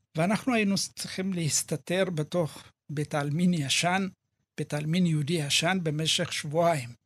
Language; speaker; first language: Hebrew; early bilingual, other home language; Amharic